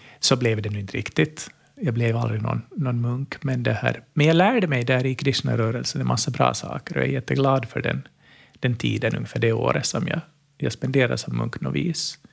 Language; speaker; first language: Swedish; native; Swedish